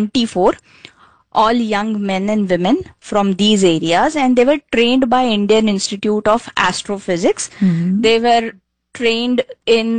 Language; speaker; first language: English; non-native, local second language; Marathi